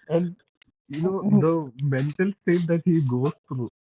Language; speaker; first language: English; non-native, local second language; Malayalam